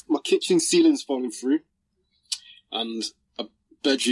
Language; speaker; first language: English; native; English